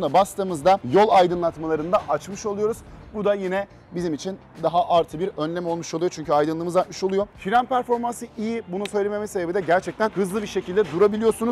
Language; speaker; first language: Turkish; native; Turkish